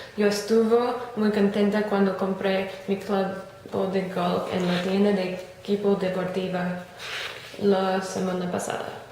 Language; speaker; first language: Spanish; non-native, learner; English